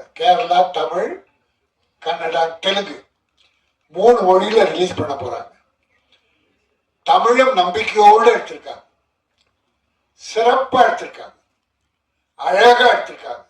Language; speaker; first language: Tamil; native; Tamil